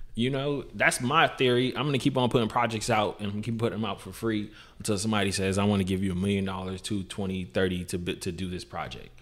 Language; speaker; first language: English; native; English